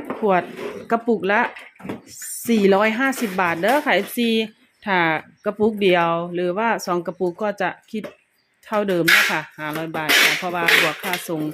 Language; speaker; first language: Thai; native; Thai